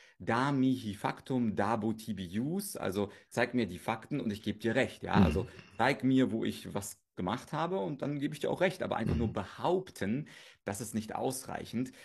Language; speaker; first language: German; early bilingual, other home language; Russian